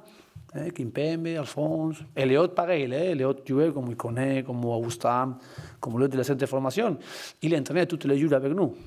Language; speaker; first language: French; non-native, learner; Spanish